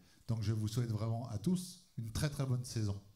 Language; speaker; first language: French; native; French